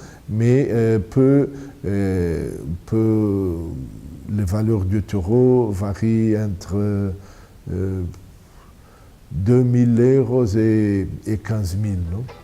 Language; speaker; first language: French; non-native, fluent; Portuguese